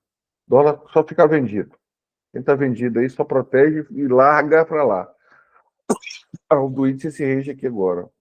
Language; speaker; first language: Portuguese; native; Portuguese